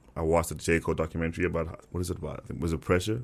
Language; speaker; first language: English; non-native, local second language; Tswana